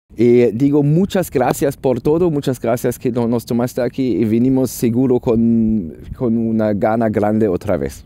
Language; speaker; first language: Spanish; non-native, learner; German